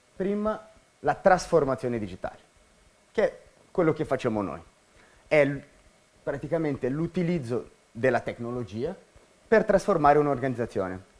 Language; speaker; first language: Italian; non-native, fluent; Portuguese